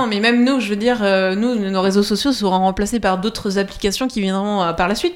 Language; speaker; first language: French; native; French